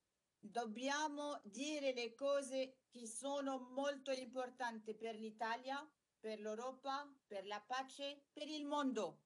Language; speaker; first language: Italian; non-native, learner; Arabic